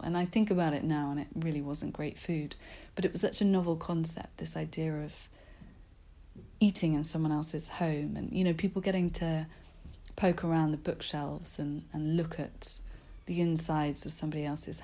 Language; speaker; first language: English; native; English